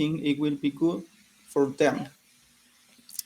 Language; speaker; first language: English; non-native, learner; Spanish